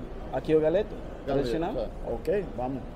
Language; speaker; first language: Portuguese; non-native, learner; English